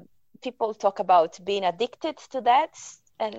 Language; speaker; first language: English; non-native, fluent; Italian